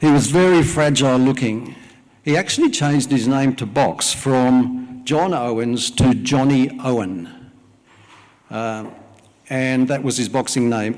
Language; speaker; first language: English; early bilingual, other home language; Welsh